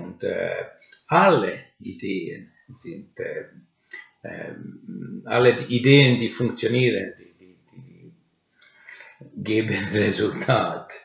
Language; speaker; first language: German; non-native, learner; Finnish